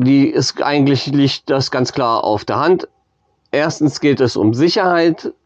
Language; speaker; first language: German; native; German